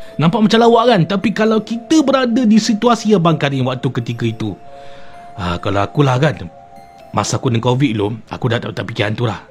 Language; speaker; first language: Malay; native; Malay